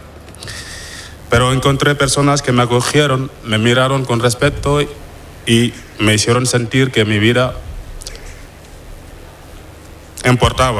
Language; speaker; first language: Spanish; non-native, fluent; Wolof